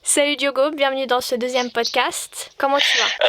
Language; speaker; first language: French; native; French